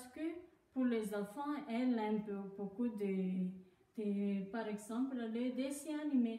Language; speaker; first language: French; non-native, local second language; Malagasy